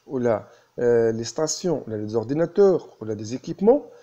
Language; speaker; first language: French; non-native, local second language; Arabic